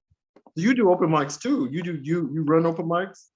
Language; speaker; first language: English; native; English